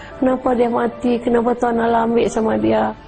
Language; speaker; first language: Malay; native; Malay